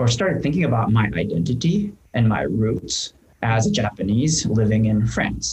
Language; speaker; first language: English; non-native, fluent; Japanese